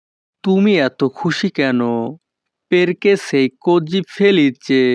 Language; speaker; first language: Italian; non-native, fluent; Bangla